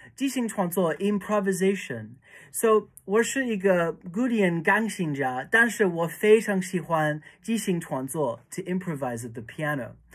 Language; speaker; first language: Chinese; non-native, learner; English